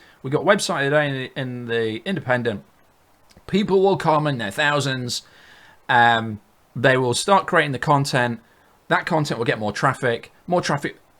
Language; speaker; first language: English; native; English